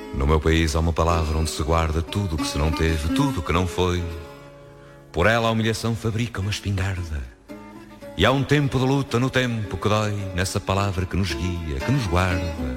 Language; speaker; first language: Portuguese; native; Portuguese